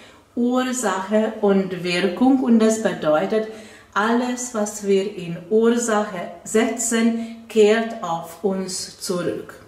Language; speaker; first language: German; non-native, fluent; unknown